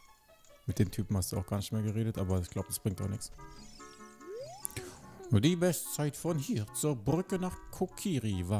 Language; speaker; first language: German; native; German